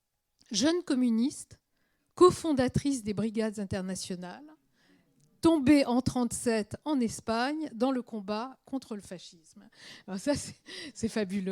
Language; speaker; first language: French; native; French